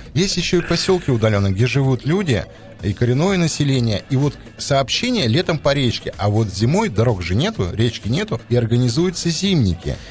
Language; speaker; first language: Russian; native; Russian